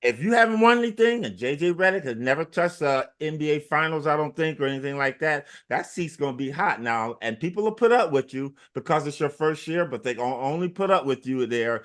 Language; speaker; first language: English; native; English